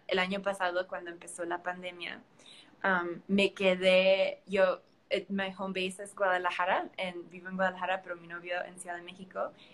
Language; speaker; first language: Spanish; early bilingual, heritage; Spanish